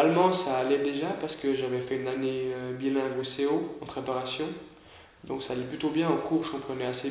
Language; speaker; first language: French; native; French